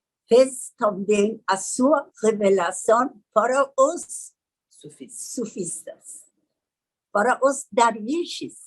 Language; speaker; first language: Portuguese; non-native, learner; Persian